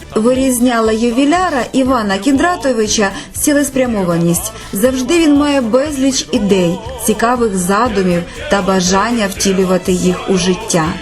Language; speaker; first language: Ukrainian; native; Ukrainian